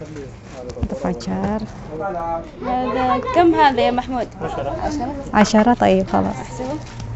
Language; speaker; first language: Arabic; non-native, learner; Indonesian